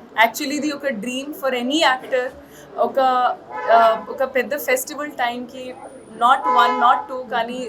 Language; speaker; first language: Telugu; non-native, fluent; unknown